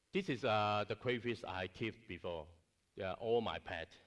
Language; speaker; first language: English; non-native, learner; Cantonese